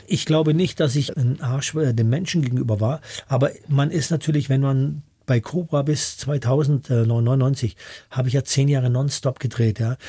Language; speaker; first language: German; native; German